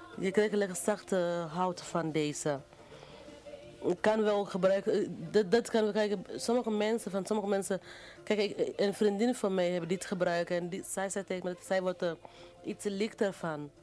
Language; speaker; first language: Dutch; non-native, fluent; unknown